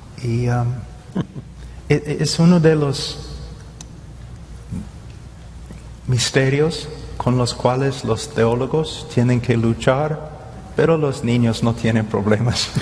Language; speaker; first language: Spanish; non-native, fluent; English